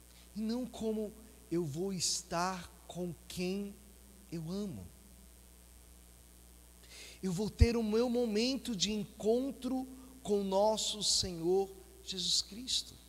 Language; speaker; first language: Portuguese; native; Portuguese